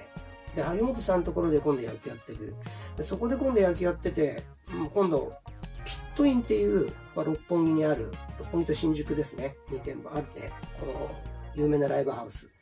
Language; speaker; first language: Japanese; native; Japanese